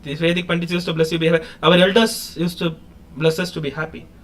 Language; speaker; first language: English; non-native, local second language; Tamil